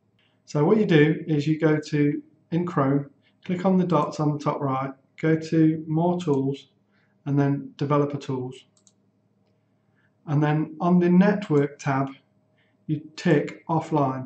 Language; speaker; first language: English; native; English